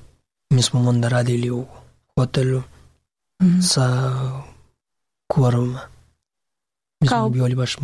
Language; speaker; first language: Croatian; non-native, learner; Pashto